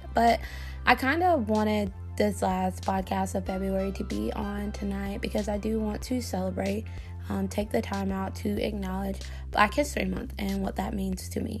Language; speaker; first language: English; native; English